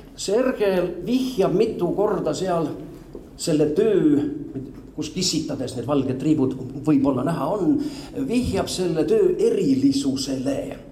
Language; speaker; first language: Estonian; native; Estonian